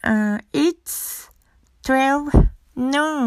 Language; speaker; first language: English; non-native, learner; Japanese